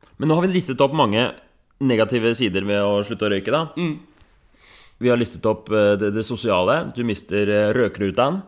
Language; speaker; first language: Norwegian; native; Norwegian